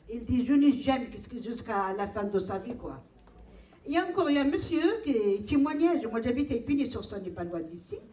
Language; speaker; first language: French; non-native, local second language; Arabic